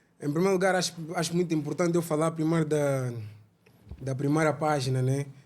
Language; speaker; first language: Portuguese; early bilingual, other home language; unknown